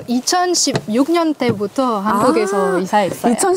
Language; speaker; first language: Korean; non-native, learner; French